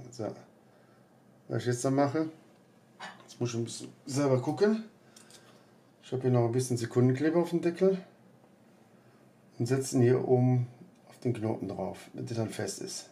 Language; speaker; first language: German; native; German